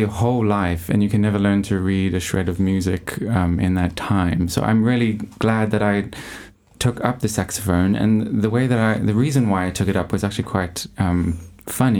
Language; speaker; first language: English; native; English